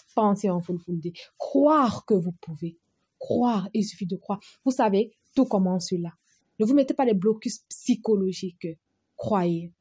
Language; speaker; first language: French; non-native, local second language; Fula